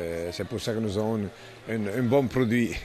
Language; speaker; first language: French; non-native, fluent; Italian